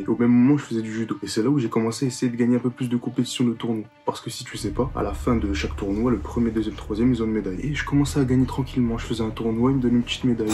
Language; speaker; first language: French; native; French